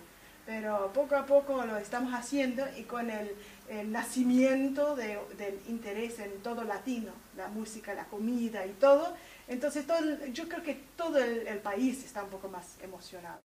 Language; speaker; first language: Spanish; early bilingual, heritage; Spanish